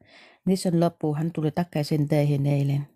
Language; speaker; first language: Finnish; non-native, learner; Vietnamese